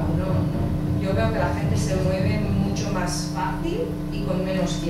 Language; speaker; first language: Spanish; early bilingual, heritage; English